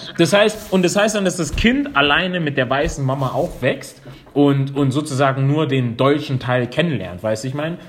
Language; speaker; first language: German; non-native, fluent; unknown